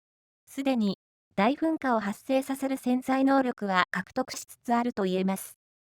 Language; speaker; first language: Japanese; native; Japanese